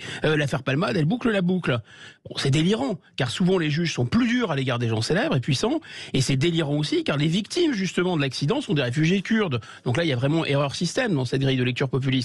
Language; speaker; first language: French; native; French